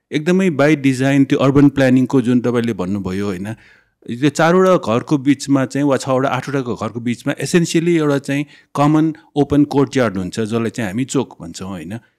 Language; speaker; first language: Nepali; non-native, local second language; Newari